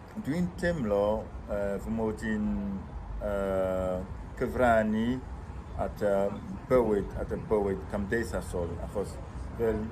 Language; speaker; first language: Welsh; non-native, fluent; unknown